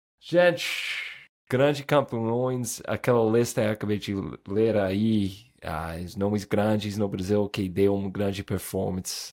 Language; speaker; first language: Portuguese; non-native, fluent; English